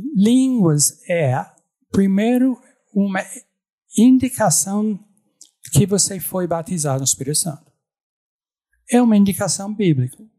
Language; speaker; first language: Portuguese; non-native, fluent; English